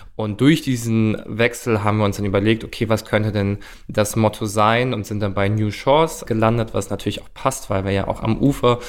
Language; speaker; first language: German; native; German